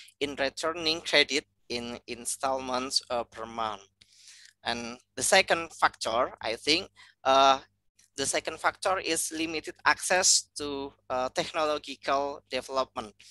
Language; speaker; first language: English; non-native, fluent; Indonesian